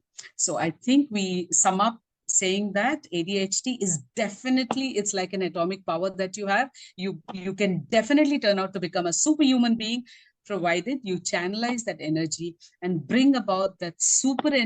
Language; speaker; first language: English; non-native, local second language; Tamil